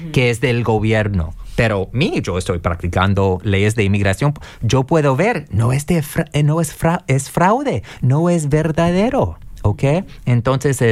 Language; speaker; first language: Spanish; non-native, learner; English